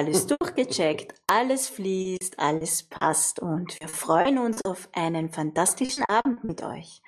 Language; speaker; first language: German; native; German